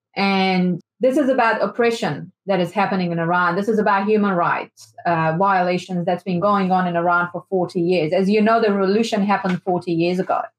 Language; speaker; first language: English; non-native, fluent; Persian